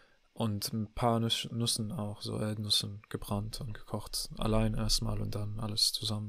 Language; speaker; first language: German; non-native, learner; English